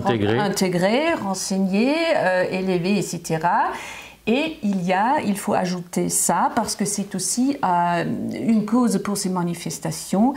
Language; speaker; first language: French; non-native, fluent; German